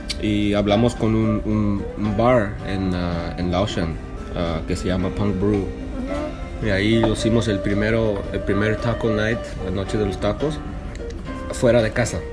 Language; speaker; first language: Spanish; early bilingual, heritage; Spanish